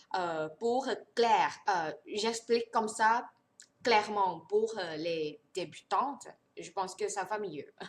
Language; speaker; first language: French; non-native, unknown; Thai